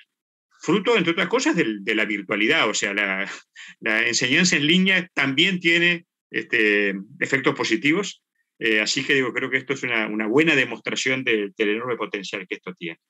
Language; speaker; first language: Spanish; native; Spanish